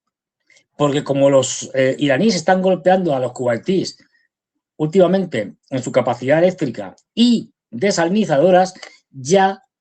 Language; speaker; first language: Spanish; native; Spanish